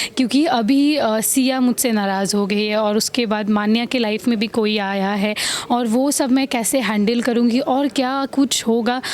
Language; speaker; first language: Hindi; non-native, local second language; Assamese